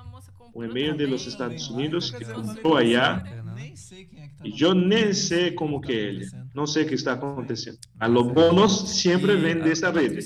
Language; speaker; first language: Spanish; non-native, learner; Portuguese